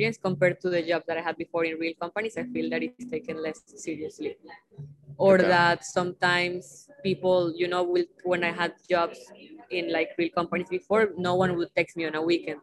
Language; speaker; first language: English; non-native, fluent; Spanish